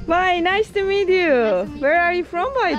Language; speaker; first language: English; non-native, learner; Turkish